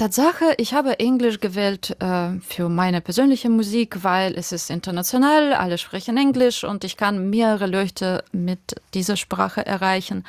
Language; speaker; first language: German; non-native, fluent; Russian